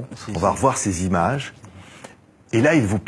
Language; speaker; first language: French; native; French